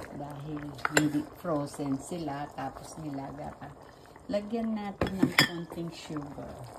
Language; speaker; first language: Filipino; non-native, local second language; Pampanga